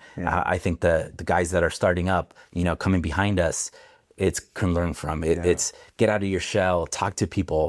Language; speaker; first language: English; native; English